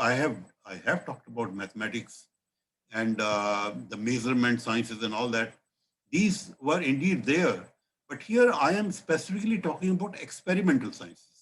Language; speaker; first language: English; non-native, local second language; Hindi